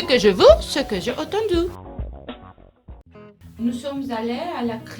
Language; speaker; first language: French; non-native, learner; Armenian